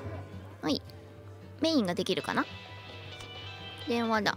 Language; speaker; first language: Japanese; native; Japanese